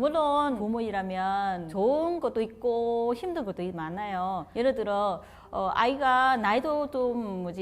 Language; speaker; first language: Korean; non-native, learner; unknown